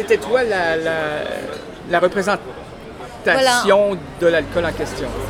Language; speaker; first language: French; native; French